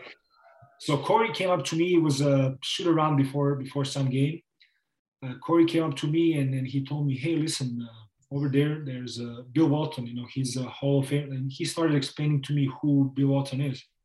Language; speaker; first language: English; non-native, fluent; Serbian